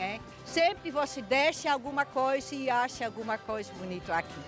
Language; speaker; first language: Portuguese; non-native, fluent; Dutch